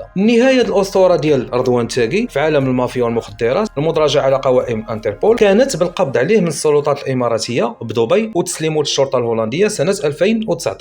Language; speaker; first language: Arabic; native; Arabic